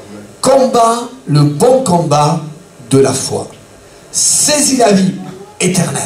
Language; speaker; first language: French; native; French